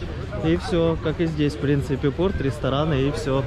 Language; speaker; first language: Russian; native; Russian